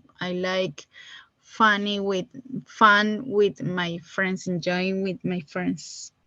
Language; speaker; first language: English; non-native, learner; Spanish